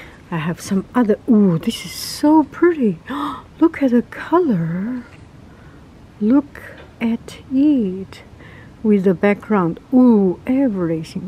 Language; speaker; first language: English; non-native, fluent; Chinese